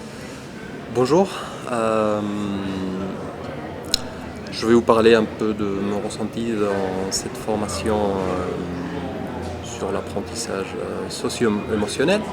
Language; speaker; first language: French; non-native, fluent; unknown